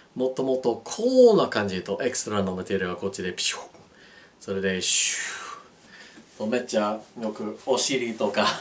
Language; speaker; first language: Japanese; non-native, learner; English